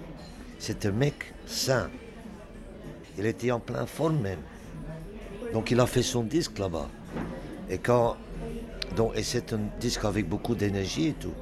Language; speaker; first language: French; non-native, local second language; Dutch